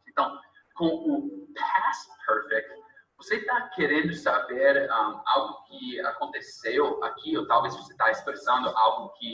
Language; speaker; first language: Portuguese; non-native, fluent; English